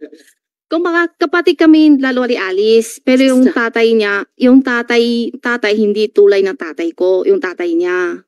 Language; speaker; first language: Filipino; non-native, learner; Chinese